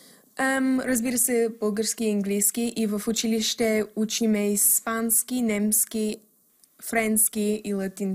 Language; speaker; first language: Bulgarian; early bilingual, heritage; English